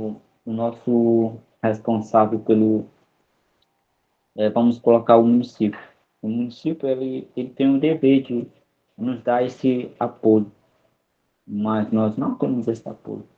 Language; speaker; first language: Portuguese; non-native, local second language; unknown